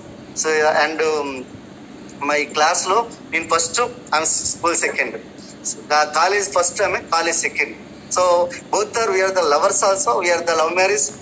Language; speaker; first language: Telugu; native; Telugu